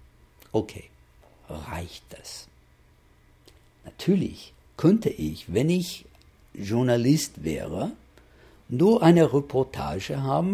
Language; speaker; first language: German; non-native, fluent; English